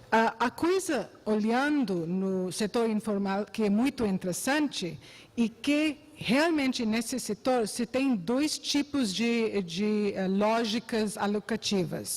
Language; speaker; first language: Portuguese; non-native, fluent; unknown